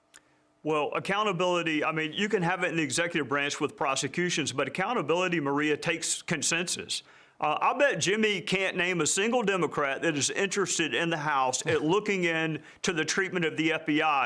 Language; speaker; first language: English; native; English